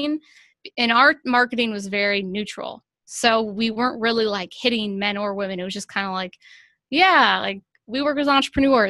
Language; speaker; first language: English; native; English